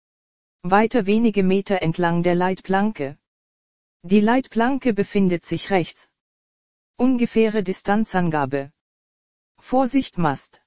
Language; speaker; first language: German; native; German